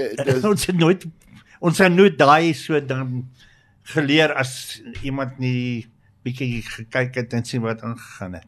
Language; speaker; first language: Afrikaans; non-native, local second language; English